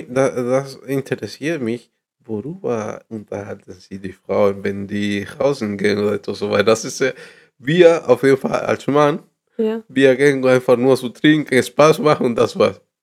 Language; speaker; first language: German; non-native, learner; Spanish